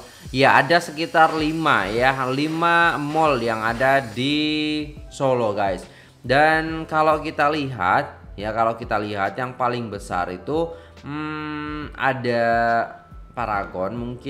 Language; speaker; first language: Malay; non-native, local second language; Javanese